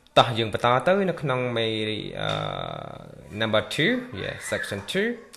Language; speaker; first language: English; non-native, learner; Khmer